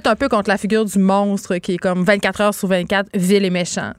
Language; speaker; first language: French; native; French